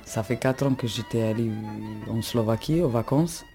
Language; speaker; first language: French; non-native, fluent; Slovak